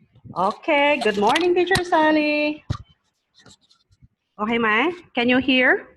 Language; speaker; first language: English; non-native, learner; Thai